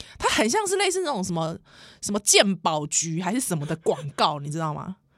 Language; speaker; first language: Chinese; native; Chinese